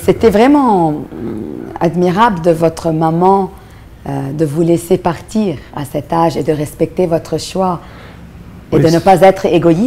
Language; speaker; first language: French; non-native, local second language; Arabic